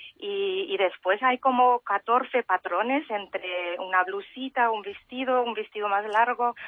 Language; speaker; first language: Spanish; early bilingual, heritage; German